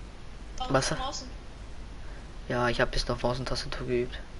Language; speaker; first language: German; native; German